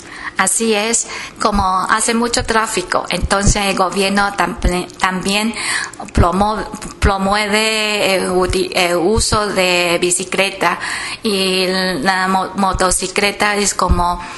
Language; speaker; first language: Spanish; non-native, fluent; Chinese